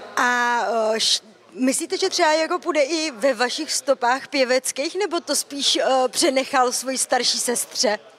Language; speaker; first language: Czech; native; Czech